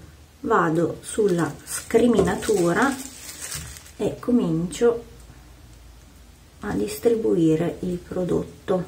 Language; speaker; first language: Italian; native; Italian